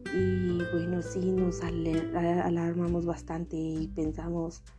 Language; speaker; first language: Spanish; non-native, local second language; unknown